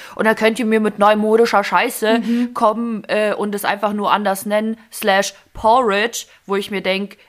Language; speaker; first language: German; early bilingual, other home language; Ukrainian